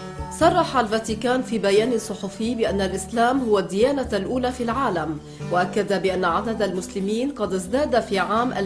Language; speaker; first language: Arabic; native; Arabic